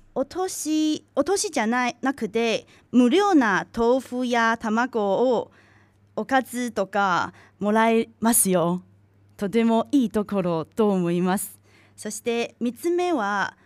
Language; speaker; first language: Japanese; non-native, fluent; Chinese